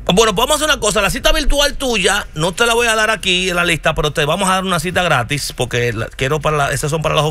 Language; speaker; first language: Spanish; native; Spanish